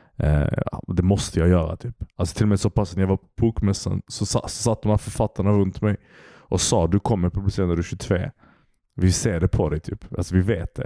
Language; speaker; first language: Swedish; early bilingual, other home language; Turkish